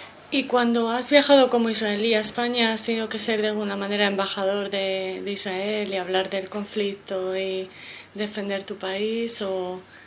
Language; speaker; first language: Spanish; native; Spanish